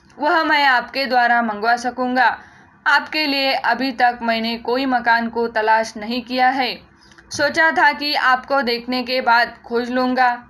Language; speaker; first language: Hindi; non-native, local second language; Marathi